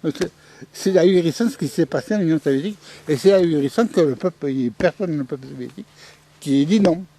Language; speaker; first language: French; native; French